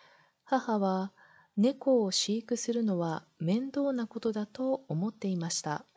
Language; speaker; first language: Japanese; non-native, learner; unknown